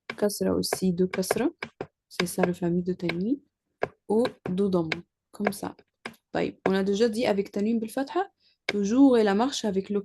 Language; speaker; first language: French; non-native, learner; Arabic